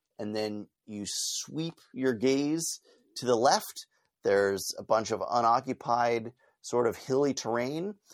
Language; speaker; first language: English; native; English